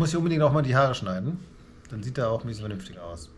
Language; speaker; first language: German; native; German